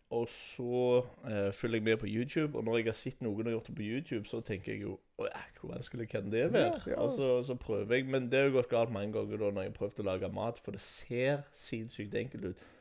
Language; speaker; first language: Norwegian; native; Norwegian